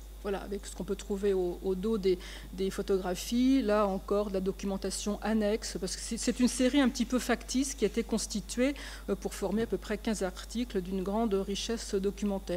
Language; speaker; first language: French; native; French